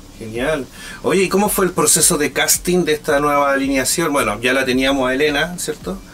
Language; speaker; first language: Spanish; native; Spanish